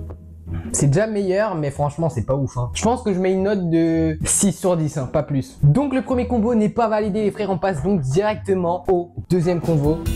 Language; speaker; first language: French; native; French